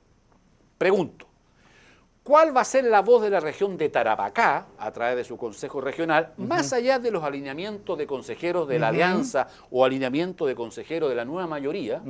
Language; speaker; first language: Spanish; native; Spanish